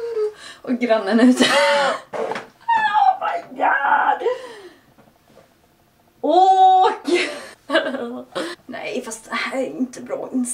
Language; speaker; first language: Swedish; native; Swedish